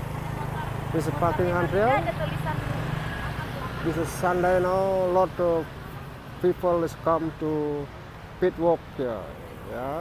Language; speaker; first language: English; non-native, learner; Indonesian